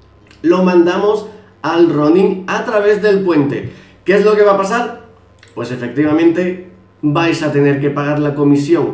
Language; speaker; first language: Spanish; native; Spanish